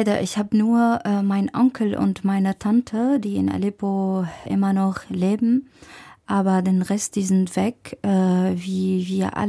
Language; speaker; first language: German; non-native, fluent; Arabic